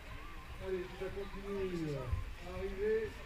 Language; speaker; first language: French; native; French